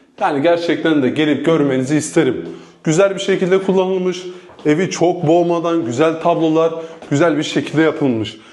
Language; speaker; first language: Turkish; native; Turkish